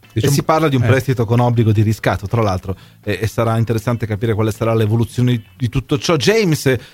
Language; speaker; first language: Italian; native; Italian